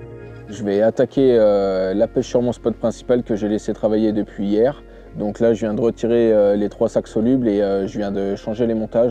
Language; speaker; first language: French; native; French